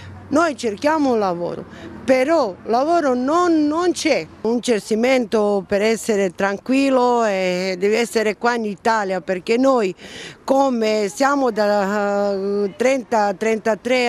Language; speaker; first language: Italian; non-native, learner; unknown